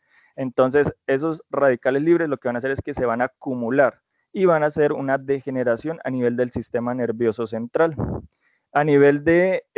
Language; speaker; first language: Spanish; native; Spanish